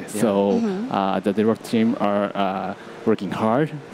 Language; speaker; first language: English; non-native, learner; Japanese